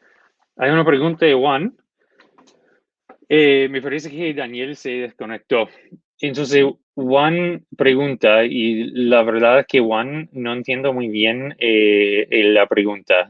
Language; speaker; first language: Spanish; non-native, fluent; English